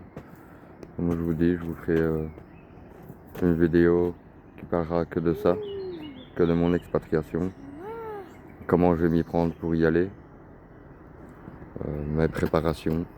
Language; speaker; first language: French; native; French